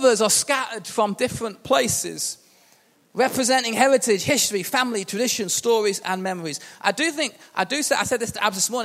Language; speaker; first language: English; native; English